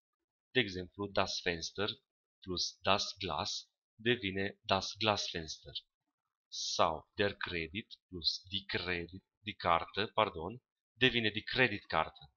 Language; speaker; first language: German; non-native, fluent; Romanian